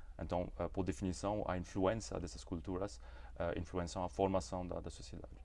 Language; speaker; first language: Portuguese; non-native, fluent; Morisyen